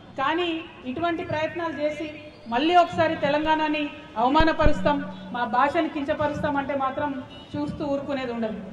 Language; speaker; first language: Telugu; native; Telugu